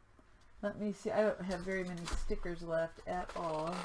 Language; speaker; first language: English; native; English